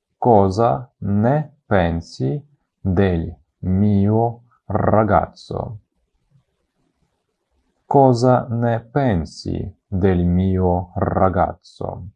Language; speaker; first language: Italian; non-native, fluent; Ukrainian